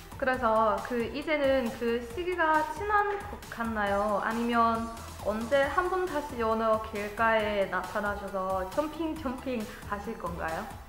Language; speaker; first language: Korean; non-native, learner; English